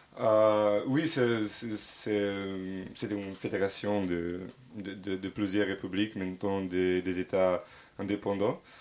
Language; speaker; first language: French; non-native, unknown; Serbian